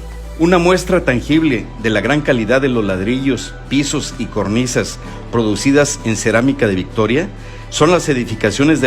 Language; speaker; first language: Spanish; native; Spanish